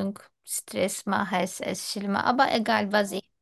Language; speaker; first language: German; non-native, fluent; Turkish